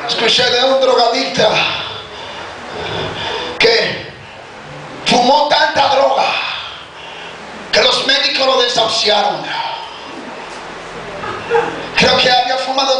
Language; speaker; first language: Spanish; native; Spanish